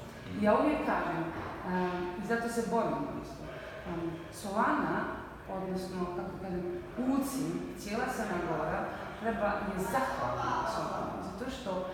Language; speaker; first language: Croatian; non-native, fluent; German